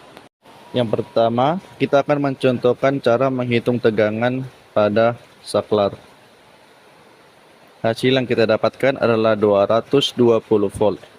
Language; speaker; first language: Indonesian; native; Indonesian